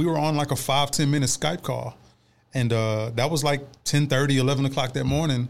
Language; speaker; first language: English; native; English